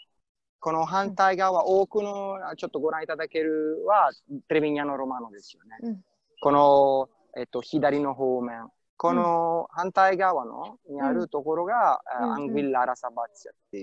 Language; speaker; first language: Japanese; non-native, fluent; Italian